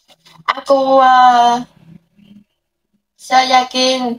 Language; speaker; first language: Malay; non-native, learner; Vietnamese